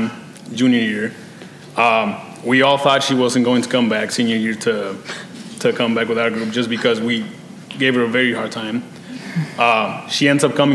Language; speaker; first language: English; early bilingual, other home language; Spanish